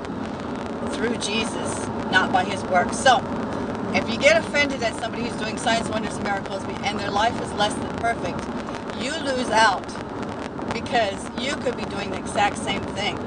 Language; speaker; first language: English; native; English